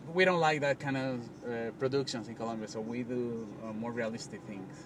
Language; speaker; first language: English; non-native, learner; Spanish